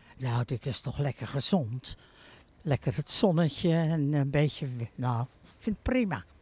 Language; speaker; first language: Dutch; native; Dutch